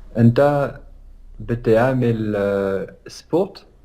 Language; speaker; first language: Arabic; non-native, learner; English